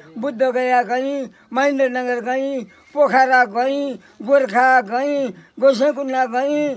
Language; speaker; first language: Nepali; native; Nepali